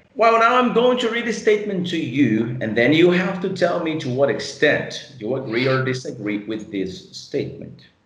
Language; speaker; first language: English; non-native, fluent; Portuguese